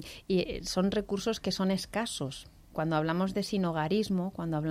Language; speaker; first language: Spanish; native; Spanish